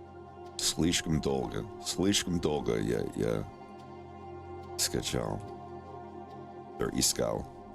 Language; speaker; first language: Russian; non-native, learner; English